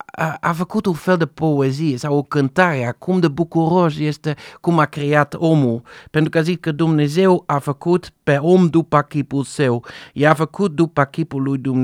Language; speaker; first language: Romanian; non-native, fluent; Dutch